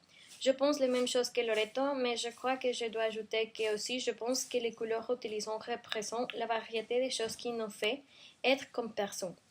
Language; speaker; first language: French; non-native, learner; Spanish